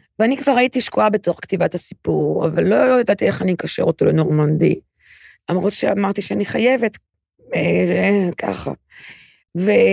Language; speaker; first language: Hebrew; native; Hebrew